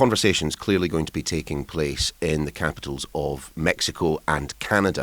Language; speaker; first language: English; native; English